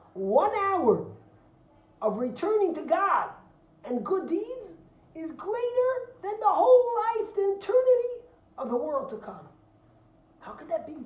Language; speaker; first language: English; native; English